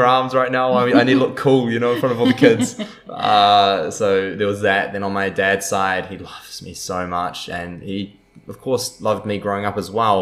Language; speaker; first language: English; native; English